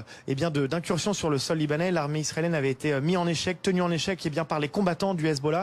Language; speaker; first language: French; native; French